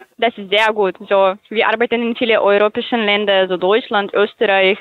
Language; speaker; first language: German; non-native, learner; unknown